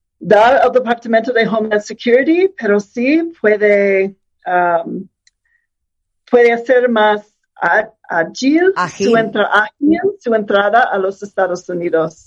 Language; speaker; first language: Spanish; non-native, fluent; English